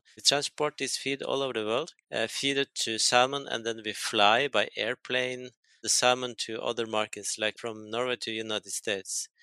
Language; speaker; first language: English; non-native, fluent; Norwegian